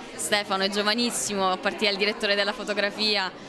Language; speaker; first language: Italian; native; Italian